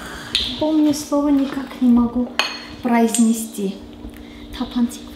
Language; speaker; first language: Russian; non-native, fluent; Armenian